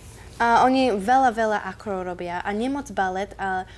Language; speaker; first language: Slovak; early bilingual, heritage; Slovak